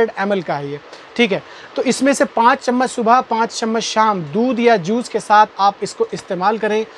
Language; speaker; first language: Hindi; native; Hindi